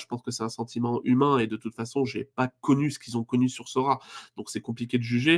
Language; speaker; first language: French; native; French